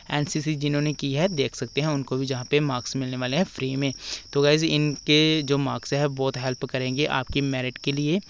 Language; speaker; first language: Hindi; non-native, local second language; Punjabi